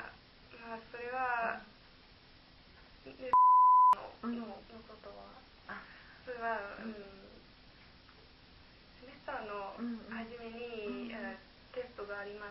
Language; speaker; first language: Japanese; non-native, learner; German